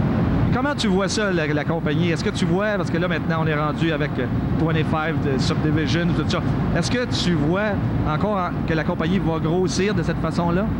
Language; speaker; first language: French; native; French